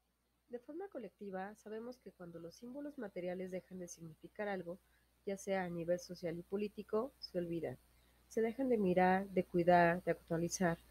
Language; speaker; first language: Spanish; native; Spanish